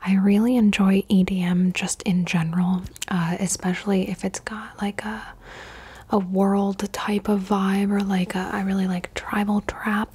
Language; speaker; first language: English; early bilingual, other home language; Spanish